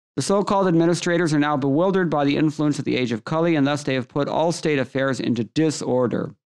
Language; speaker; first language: English; native; English